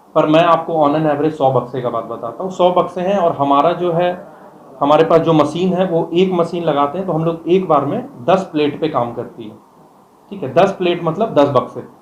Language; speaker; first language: Hindi; native; Hindi